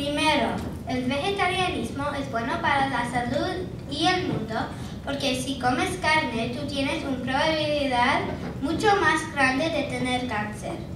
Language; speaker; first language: Spanish; non-native, learner; English